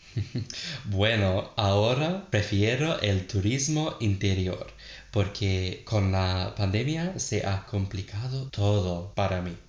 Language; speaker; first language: Spanish; non-native, learner; English